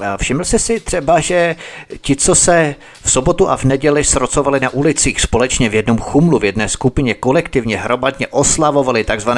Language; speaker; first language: Czech; native; Czech